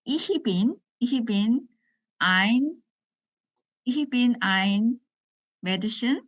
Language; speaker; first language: German; non-native, learner; Korean